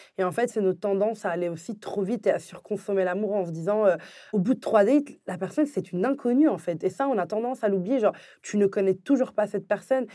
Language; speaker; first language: French; early bilingual, other home language; Arabic